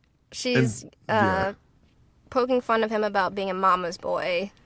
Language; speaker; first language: English; native; English